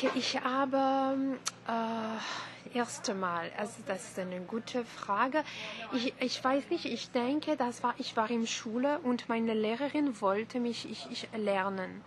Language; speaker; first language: German; non-native, learner; French